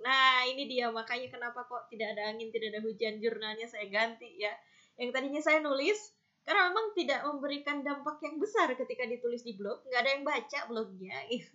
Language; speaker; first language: Indonesian; native; Indonesian